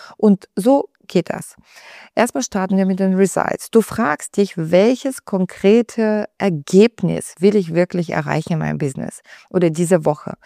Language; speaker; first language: German; non-native, fluent; Bulgarian